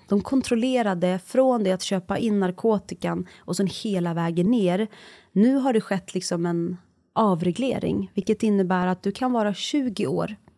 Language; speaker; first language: Swedish; early bilingual, other home language; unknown